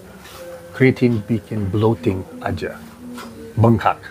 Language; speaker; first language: Indonesian; non-native, learner; English